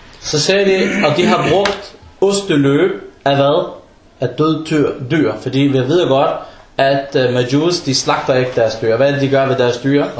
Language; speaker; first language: Danish; non-native, fluent; Arabic